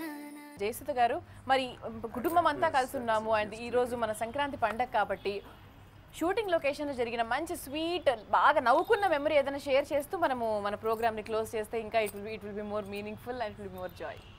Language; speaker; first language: Telugu; native; Telugu